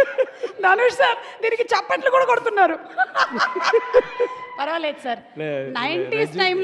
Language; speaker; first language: Telugu; native; Telugu